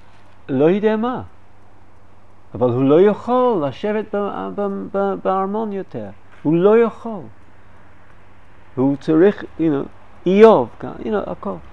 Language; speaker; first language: Hebrew; non-native, fluent; English